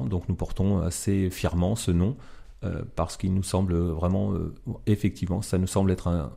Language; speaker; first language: French; native; French